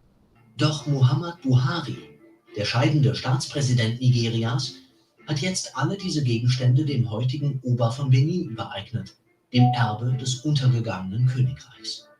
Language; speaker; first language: German; native; German